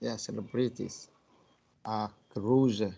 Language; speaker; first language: English; non-native, learner; Vietnamese